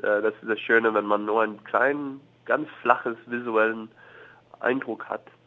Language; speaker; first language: German; non-native, fluent; English